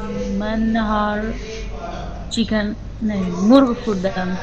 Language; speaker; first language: Persian; non-native, learner; Urdu